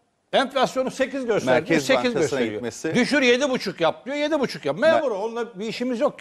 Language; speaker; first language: Turkish; native; Turkish